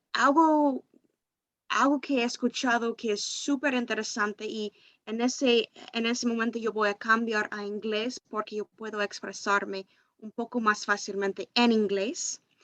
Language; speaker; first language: Spanish; non-native, fluent; English